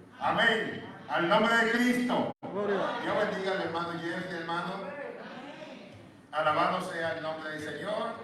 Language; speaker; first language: Spanish; native; Spanish